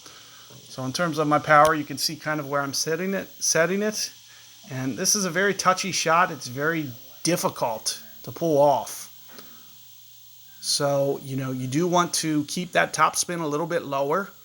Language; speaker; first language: English; native; English